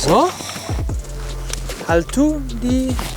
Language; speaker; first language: German; non-native, learner; Dutch